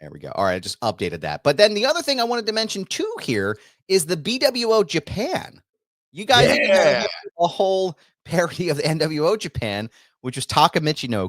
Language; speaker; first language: English; native; English